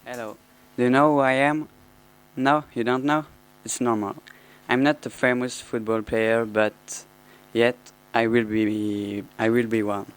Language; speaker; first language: English; non-native, learner; French